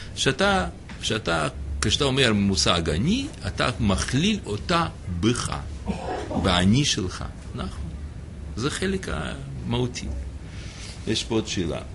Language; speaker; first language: Hebrew; non-native, fluent; English